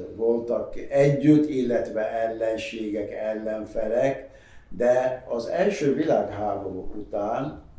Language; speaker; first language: Hungarian; non-native, fluent; Arabic